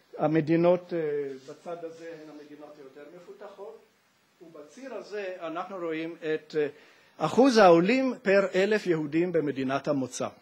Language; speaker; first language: Hebrew; non-native, fluent; Italian